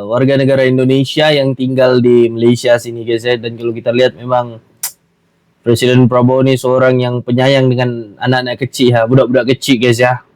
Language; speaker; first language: Malay; native; Malay